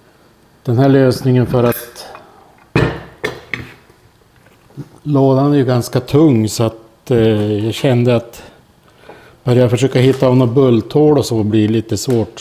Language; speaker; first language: Swedish; native; Swedish